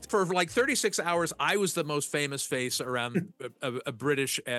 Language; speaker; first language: English; native; English